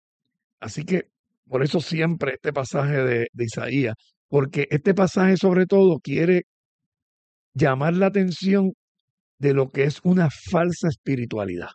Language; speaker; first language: Spanish; native; Spanish